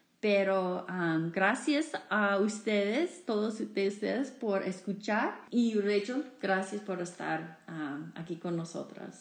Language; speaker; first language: Spanish; non-native, fluent; English